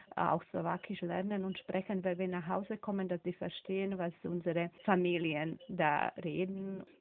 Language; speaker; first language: German; non-native, fluent; Slovak